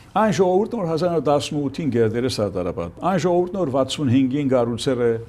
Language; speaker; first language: Armenian; early bilingual, heritage; Armenian